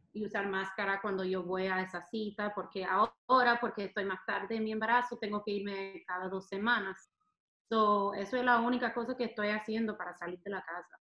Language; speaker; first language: Spanish; non-native, fluent; English